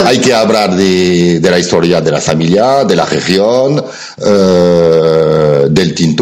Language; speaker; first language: Spanish; non-native, learner; French